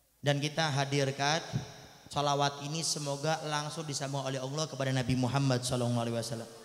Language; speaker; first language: Indonesian; native; Indonesian